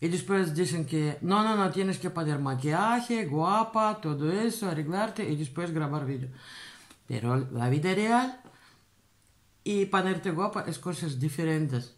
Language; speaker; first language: Spanish; non-native, learner; Russian